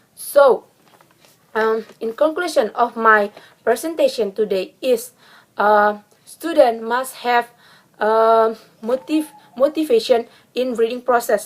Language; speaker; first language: English; non-native, learner; Indonesian